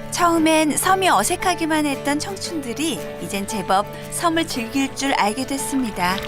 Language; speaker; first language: Korean; native; Korean